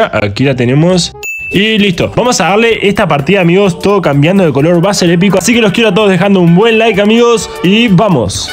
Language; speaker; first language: Spanish; native; Spanish